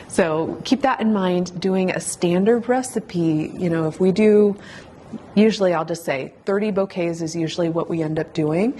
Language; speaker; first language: English; native; English